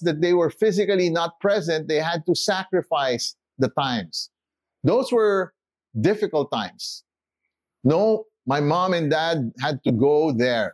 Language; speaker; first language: English; non-native, local second language; Filipino